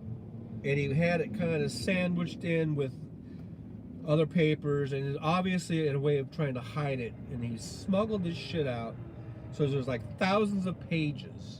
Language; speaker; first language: English; native; English